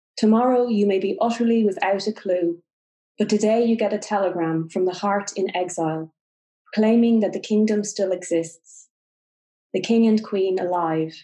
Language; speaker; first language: English; native; English